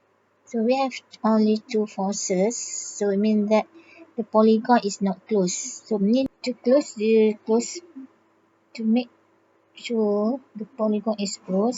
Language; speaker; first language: English; non-native, local second language; Malay